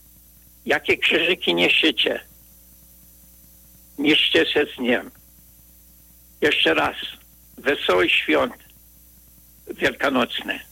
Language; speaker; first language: Polish; early bilingual, heritage; Polish